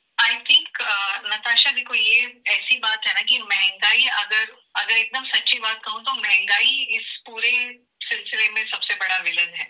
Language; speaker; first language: Hindi; native; Hindi